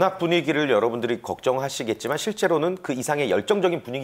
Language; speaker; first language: Korean; native; Korean